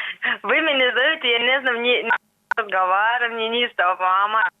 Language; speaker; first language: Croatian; non-native, learner; Russian